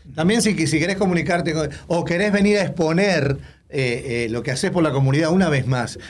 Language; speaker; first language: Spanish; native; Spanish